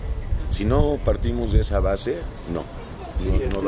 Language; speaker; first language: Spanish; native; Spanish